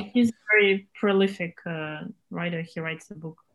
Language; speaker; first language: English; non-native, fluent; Russian